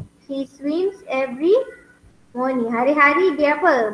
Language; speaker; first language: English; non-native, local second language; Malay